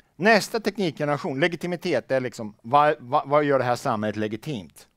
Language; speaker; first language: Swedish; native; Swedish